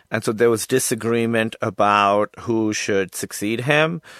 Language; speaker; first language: English; non-native, local second language; Urdu